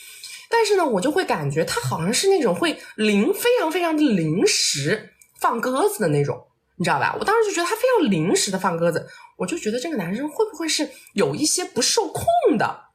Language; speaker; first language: Chinese; native; Chinese